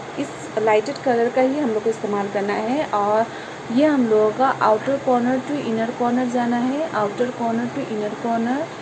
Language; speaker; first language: Hindi; non-native, local second language; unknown